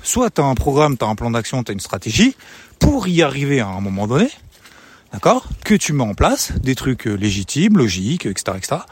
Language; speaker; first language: French; native; French